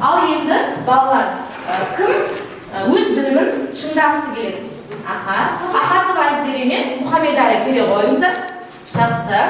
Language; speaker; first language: Kazakh; native; Kazakh